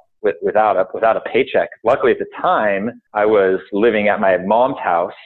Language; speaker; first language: English; native; English